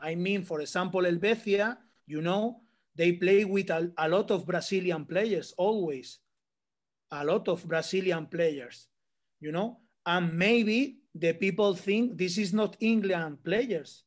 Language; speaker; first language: English; non-native, learner; Spanish